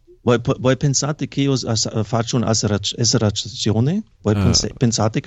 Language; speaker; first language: Italian; non-native, fluent; German